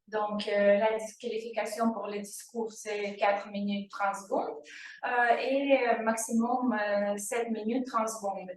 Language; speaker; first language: French; non-native, fluent; Russian